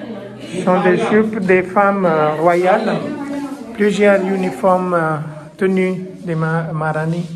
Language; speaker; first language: French; non-native, fluent; Hindi